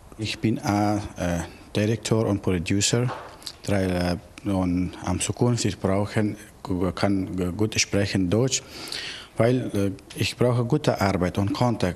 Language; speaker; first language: German; non-native, learner; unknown